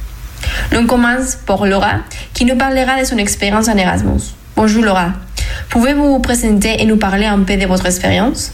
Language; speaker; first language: French; non-native, fluent; Spanish